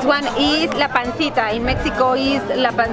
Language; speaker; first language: English; non-native, learner; Spanish